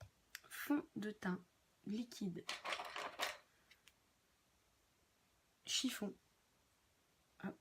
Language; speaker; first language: French; native; French